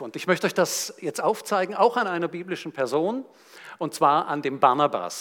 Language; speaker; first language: German; native; German